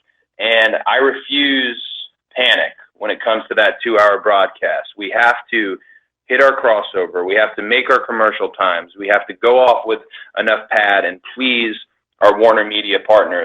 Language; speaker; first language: English; native; English